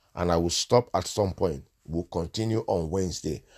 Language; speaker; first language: English; non-native, local second language; Yoruba